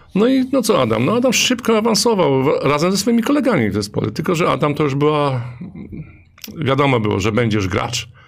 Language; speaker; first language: Polish; native; Polish